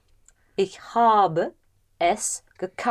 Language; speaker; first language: German; non-native, learner; English